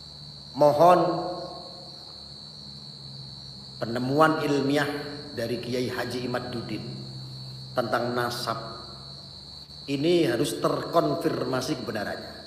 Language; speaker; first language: Indonesian; non-native, local second language; Javanese